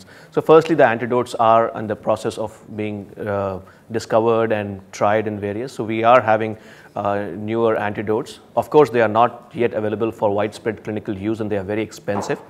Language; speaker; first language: English; non-native, local second language; Hindi